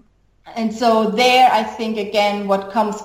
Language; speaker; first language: English; non-native, fluent; German